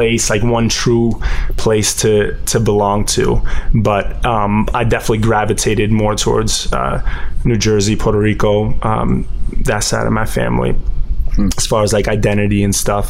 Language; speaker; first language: English; native; English